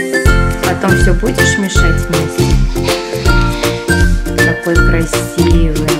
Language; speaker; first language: Russian; native; Russian